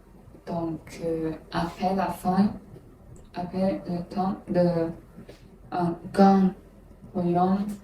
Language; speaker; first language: French; non-native, learner; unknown